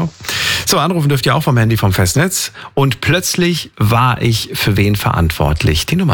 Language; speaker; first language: German; native; German